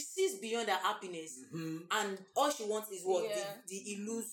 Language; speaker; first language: English; non-native, local second language; Igbo